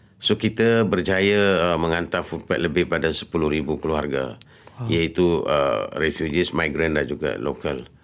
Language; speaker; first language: Malay; early bilingual, other home language; Rohingya